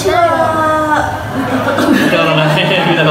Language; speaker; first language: Japanese; non-native, learner; Indonesian